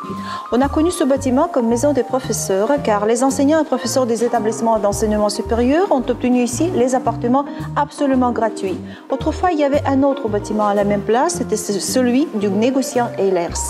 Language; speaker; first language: French; non-native, fluent; Russian